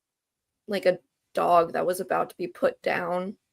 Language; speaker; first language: English; native; English